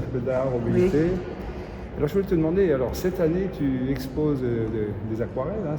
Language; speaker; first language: French; native; French